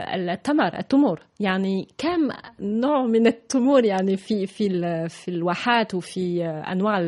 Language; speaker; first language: Arabic; non-native, fluent; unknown